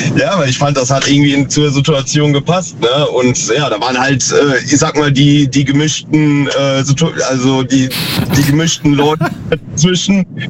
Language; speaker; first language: German; native; German